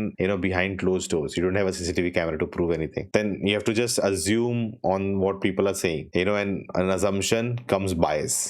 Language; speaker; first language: English; non-native, local second language; Hindi